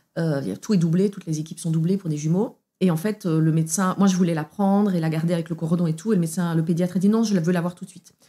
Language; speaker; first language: French; native; French